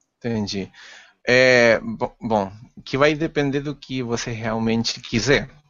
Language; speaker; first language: Portuguese; non-native, fluent; Spanish